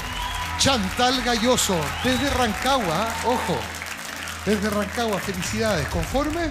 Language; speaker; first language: Spanish; native; Spanish